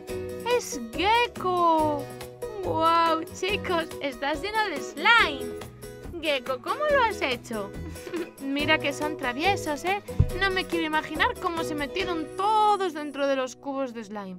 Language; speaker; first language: Spanish; native; Spanish